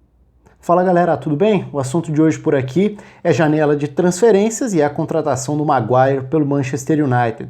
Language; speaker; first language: Portuguese; native; Portuguese